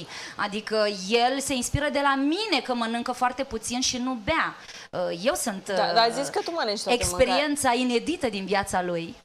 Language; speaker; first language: Romanian; native; Romanian